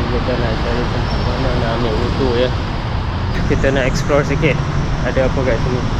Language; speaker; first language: Malay; non-native, fluent; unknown